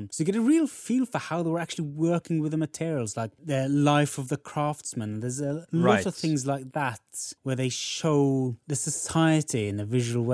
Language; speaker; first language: English; non-native, fluent; Norwegian